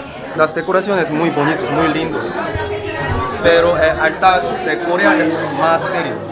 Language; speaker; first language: Spanish; non-native, fluent; Korean